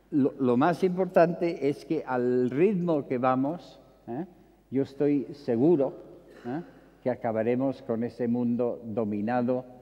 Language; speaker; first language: Spanish; non-native, fluent; English